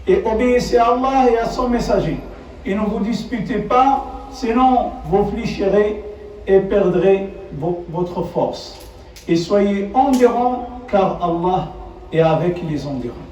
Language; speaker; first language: French; non-native, local second language; Arabic